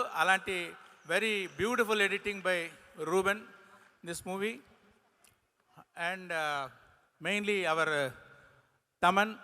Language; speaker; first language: Telugu; non-native, learner; Tamil